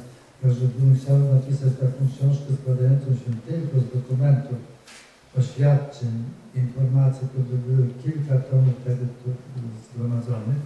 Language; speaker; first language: Polish; native; Polish